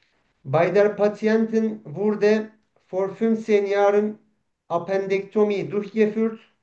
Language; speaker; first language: German; non-native, learner; Turkish